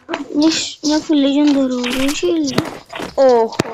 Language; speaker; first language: Bulgarian; native; Bulgarian